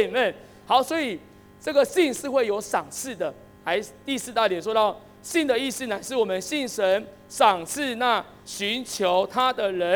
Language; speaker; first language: Chinese; native; Chinese